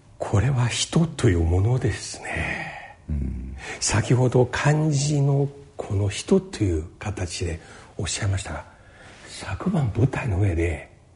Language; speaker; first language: Japanese; non-native, fluent; Chinese